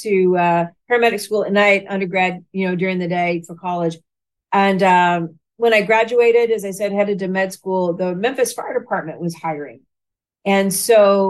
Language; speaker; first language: English; native; English